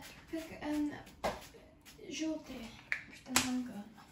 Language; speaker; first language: Russian; early bilingual, heritage; Russian